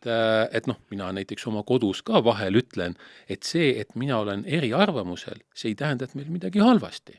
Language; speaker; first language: Estonian; native; Estonian